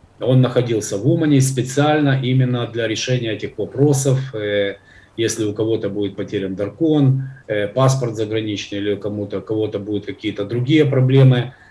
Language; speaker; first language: Russian; non-native, local second language; Ukrainian